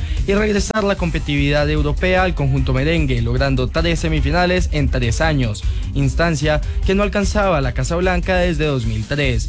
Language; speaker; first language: Spanish; native; Spanish